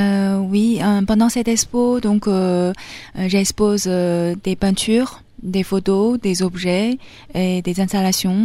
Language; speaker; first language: French; non-native, fluent; Chinese